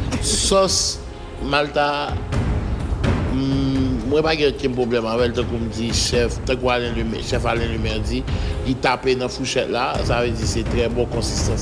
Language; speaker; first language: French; non-native, local second language; Haitian Creole